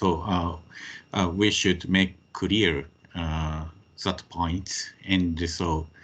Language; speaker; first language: English; non-native, fluent; Japanese